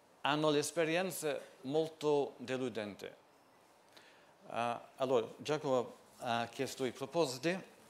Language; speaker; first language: Italian; non-native, fluent; English